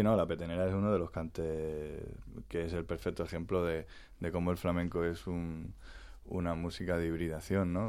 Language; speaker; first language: Spanish; native; Spanish